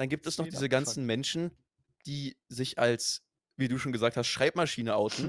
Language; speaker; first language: German; native; German